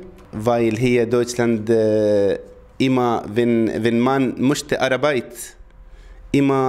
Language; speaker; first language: German; non-native, learner; Arabic